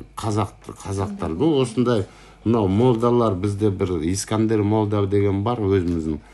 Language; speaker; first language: Kazakh; native; Kazakh